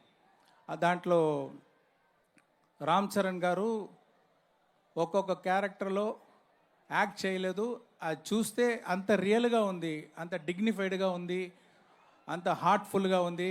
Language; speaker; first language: Telugu; non-native, learner; Tamil